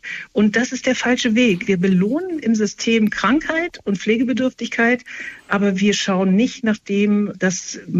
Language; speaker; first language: German; native; German